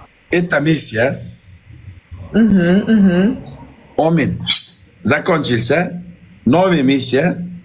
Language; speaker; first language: Russian; non-native, learner; Uzbek